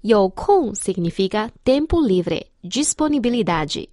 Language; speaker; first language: Portuguese; non-native, fluent; Chinese